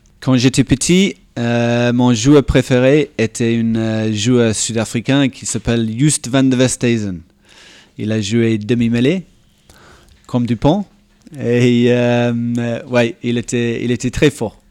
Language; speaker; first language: French; non-native, fluent; English